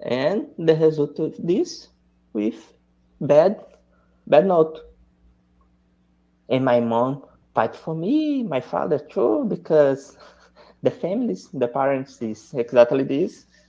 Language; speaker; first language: English; non-native, learner; Portuguese